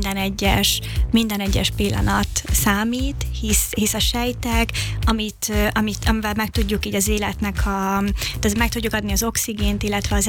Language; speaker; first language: Hungarian; native; Hungarian